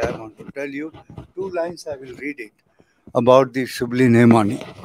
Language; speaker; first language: English; non-native, local second language; Urdu